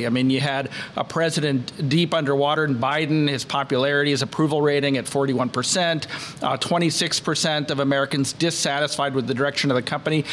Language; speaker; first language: English; native; English